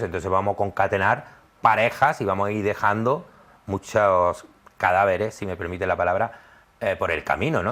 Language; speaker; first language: Spanish; native; Spanish